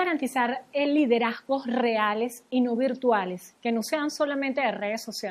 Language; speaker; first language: Spanish; native; Spanish